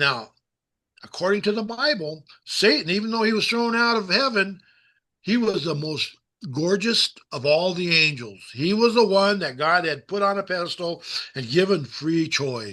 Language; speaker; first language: English; native; English